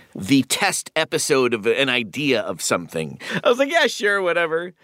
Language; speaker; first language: English; native; English